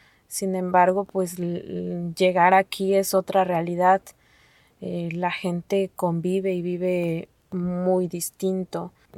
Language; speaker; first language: Spanish; non-native, local second language; Nahuatl languages